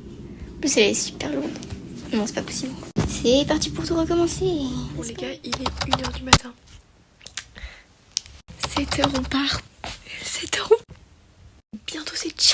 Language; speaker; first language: French; native; French